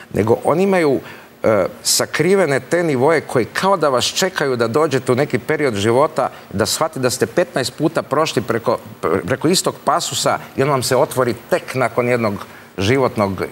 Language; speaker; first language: Croatian; native; Croatian